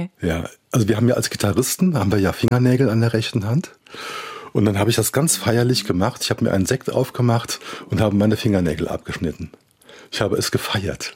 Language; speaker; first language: German; native; German